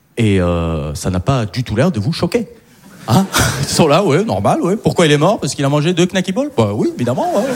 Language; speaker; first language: French; early bilingual, other home language; Arabic